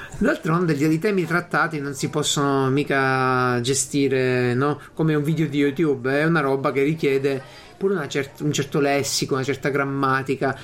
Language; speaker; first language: Italian; native; Italian